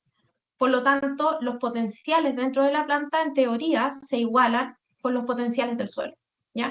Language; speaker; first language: Spanish; native; Spanish